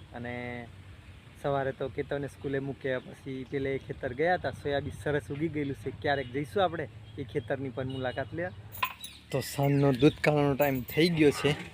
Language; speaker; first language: Gujarati; native; Gujarati